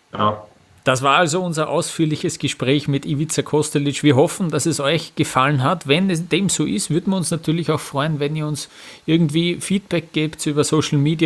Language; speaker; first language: German; native; German